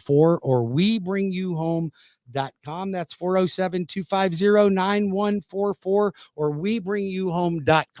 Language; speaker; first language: English; native; English